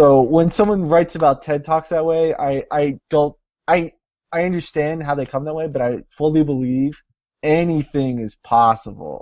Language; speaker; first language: English; native; English